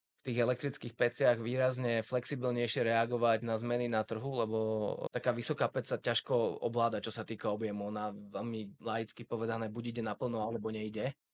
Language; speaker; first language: Slovak; native; Slovak